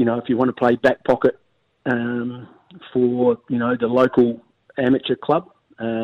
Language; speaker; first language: English; native; English